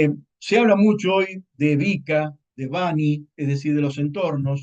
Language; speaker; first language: Spanish; native; Spanish